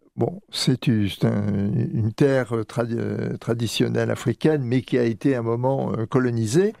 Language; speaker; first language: French; native; French